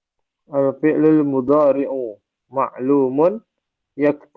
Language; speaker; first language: Arabic; non-native, learner; Indonesian